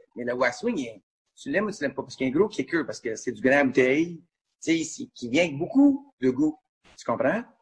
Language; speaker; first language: French; native; French